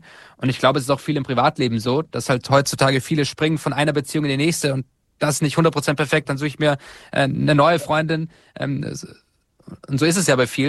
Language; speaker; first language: German; native; German